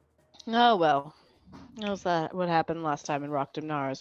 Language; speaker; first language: English; native; English